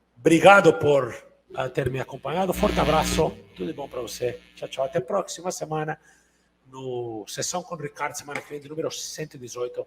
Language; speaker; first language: Portuguese; non-native, fluent; Catalan